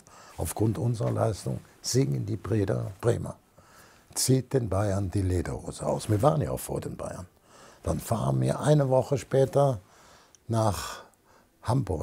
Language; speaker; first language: German; native; German